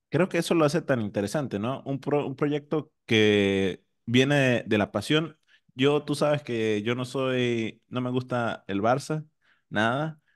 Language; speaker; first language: Spanish; native; Spanish